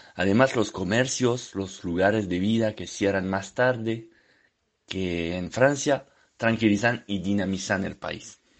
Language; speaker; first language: Spanish; non-native, fluent; French